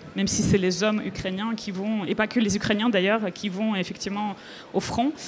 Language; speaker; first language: French; non-native, fluent; Ukrainian